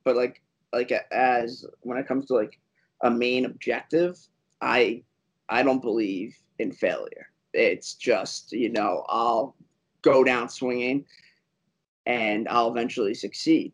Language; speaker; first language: English; native; English